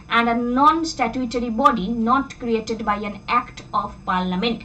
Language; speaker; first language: English; non-native, local second language; Bangla